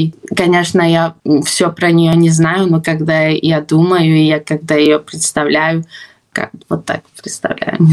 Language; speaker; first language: Russian; non-native, fluent; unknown